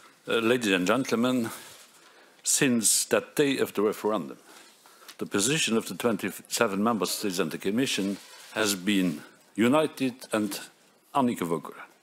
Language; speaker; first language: English; non-native, fluent; Luxembourgish